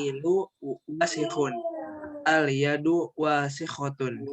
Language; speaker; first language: Arabic; non-native, learner; Indonesian